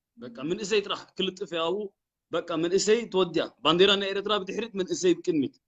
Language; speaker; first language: Tigrinya; early bilingual, heritage; Tigrinya